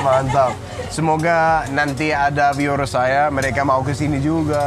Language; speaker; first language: Indonesian; non-native, learner; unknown